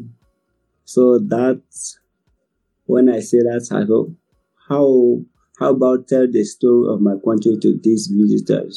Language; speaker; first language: English; non-native, learner; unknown